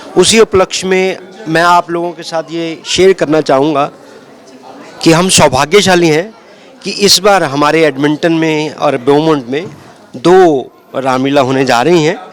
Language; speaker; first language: Hindi; native; Hindi